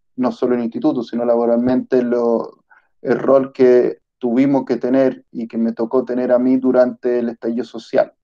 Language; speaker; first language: Spanish; early bilingual, other home language; Italian